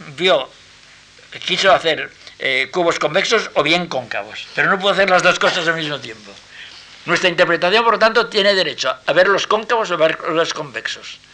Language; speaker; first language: Spanish; native; Spanish